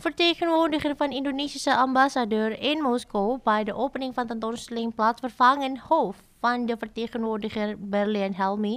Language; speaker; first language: Dutch; non-native, fluent; Indonesian